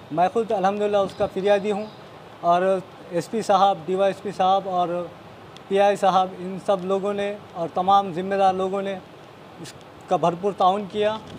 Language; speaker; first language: Hindi; non-native, local second language; Urdu